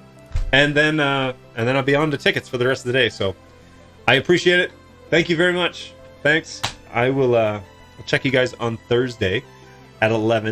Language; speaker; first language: English; native; English